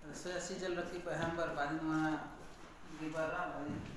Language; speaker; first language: Arabic; non-native, learner; Indonesian